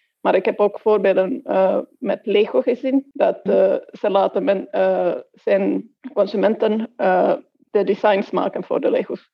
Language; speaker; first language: Dutch; non-native, fluent; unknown